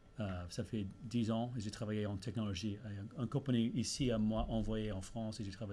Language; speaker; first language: French; early bilingual, heritage; English